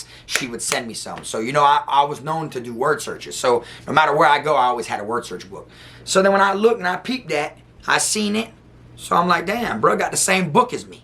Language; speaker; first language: English; native; English